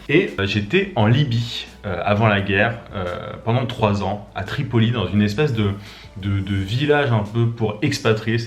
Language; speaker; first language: French; native; French